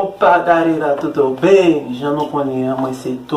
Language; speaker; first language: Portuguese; non-native, learner; Haitian Creole